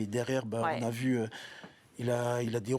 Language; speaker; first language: French; native; French